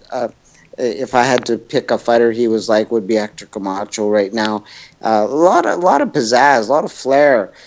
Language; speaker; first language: English; native; English